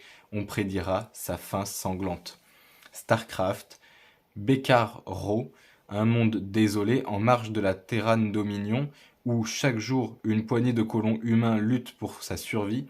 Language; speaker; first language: French; native; French